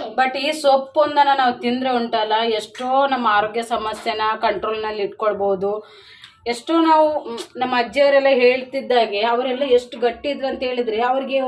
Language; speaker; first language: Kannada; native; Kannada